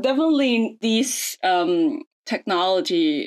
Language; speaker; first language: English; non-native, local second language; Filipino